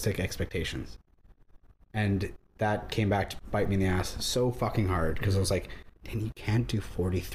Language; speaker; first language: English; native; English